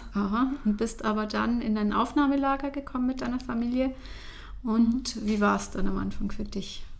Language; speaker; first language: German; native; German